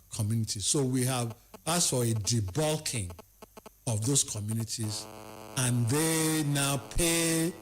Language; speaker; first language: English; non-native, local second language; Yoruba